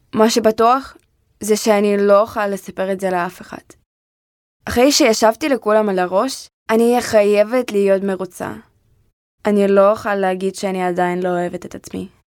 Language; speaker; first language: Hebrew; early bilingual, other home language; Russian